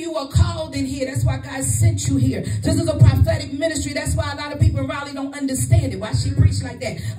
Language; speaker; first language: English; native; English